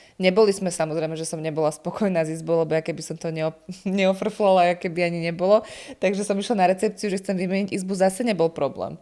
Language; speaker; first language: Slovak; native; Slovak